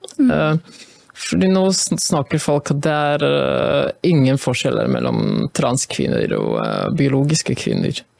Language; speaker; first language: Norwegian; non-native, fluent; Polish